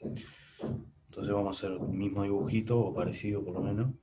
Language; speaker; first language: Spanish; native; Spanish